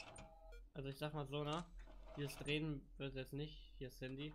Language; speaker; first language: German; native; German